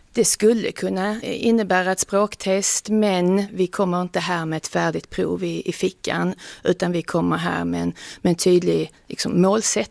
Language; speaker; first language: Swedish; native; Swedish